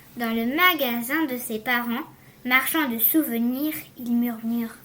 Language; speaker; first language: French; native; French